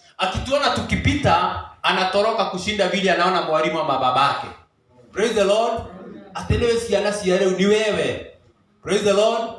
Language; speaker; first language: Swahili; non-native, local second language; Kikuyu